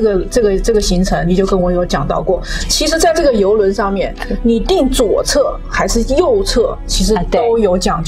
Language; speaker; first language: Chinese; native; Chinese